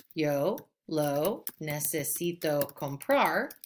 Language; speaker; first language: Spanish; non-native, fluent; English